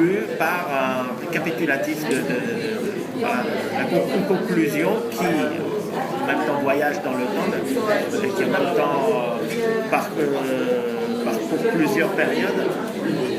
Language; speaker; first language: French; non-native, fluent; Spanish